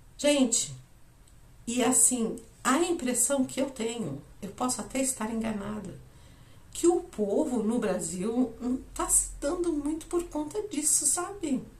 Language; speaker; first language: Portuguese; native; Portuguese